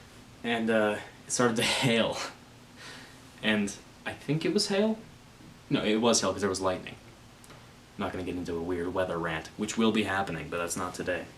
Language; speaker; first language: English; native; English